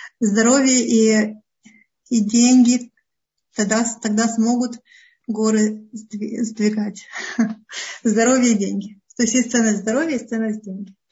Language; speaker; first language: Russian; early bilingual, heritage; Russian